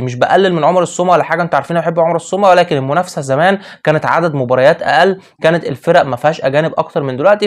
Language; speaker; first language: Arabic; native; Arabic